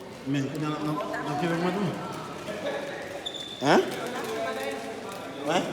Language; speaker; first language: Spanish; non-native, learner; Haitian Creole